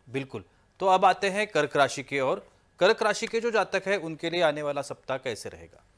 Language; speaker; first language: Hindi; non-native, local second language; Marathi